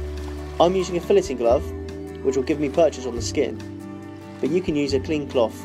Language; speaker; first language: English; native; English